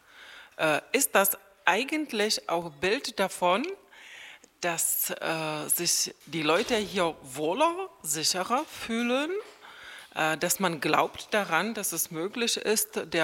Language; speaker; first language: German; non-native, fluent; Czech